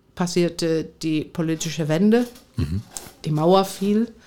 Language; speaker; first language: German; non-native, fluent; Greek